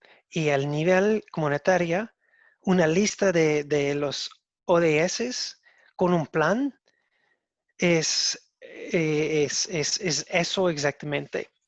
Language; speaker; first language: Spanish; non-native, learner; English